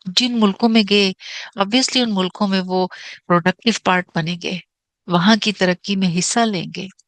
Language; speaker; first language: Urdu; native; Urdu